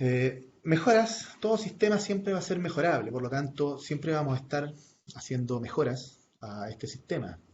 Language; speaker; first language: Spanish; native; Spanish